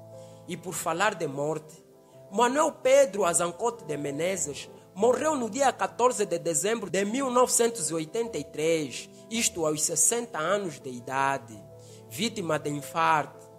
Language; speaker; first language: Portuguese; native; Portuguese